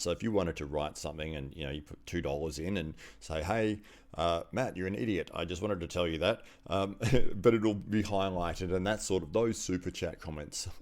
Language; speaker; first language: English; native; English